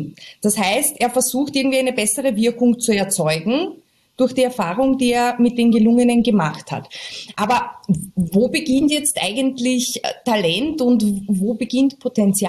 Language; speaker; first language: German; native; German